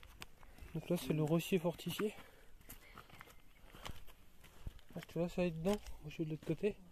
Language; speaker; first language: French; native; French